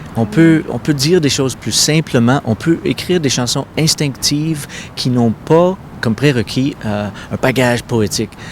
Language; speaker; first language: French; non-native, local second language; English